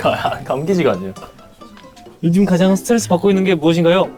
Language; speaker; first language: Korean; native; Korean